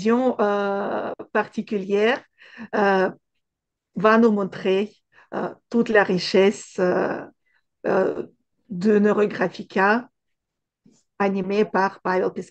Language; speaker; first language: French; non-native, fluent; Russian